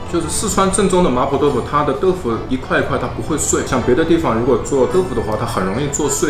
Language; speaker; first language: Chinese; native; Chinese